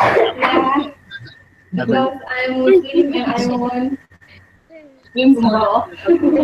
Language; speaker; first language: English; non-native, learner; Indonesian